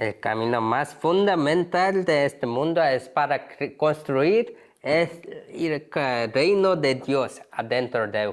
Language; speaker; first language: Spanish; non-native, learner; Korean